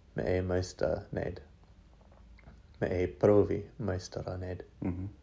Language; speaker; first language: Estonian; non-native, learner; English